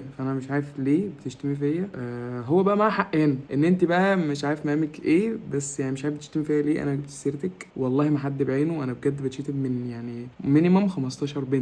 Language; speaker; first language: Arabic; native; Arabic